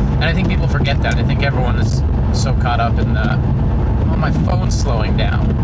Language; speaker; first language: English; native; English